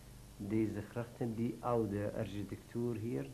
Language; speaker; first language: Dutch; non-native, learner; Arabic